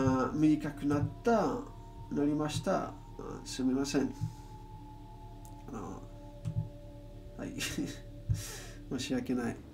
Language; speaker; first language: Japanese; non-native, learner; English